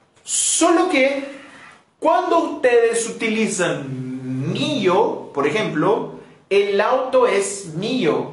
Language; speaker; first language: Spanish; non-native, fluent; Portuguese